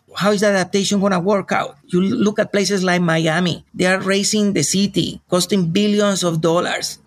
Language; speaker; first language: English; non-native, fluent; Spanish